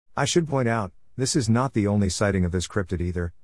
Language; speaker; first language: English; native; English